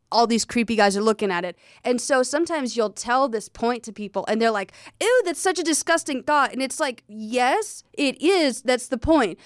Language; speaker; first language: English; native; English